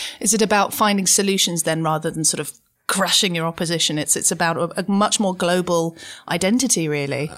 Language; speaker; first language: English; native; English